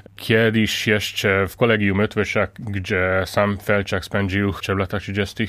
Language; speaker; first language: Polish; non-native, fluent; Hungarian